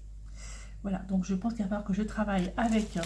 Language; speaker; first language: French; native; French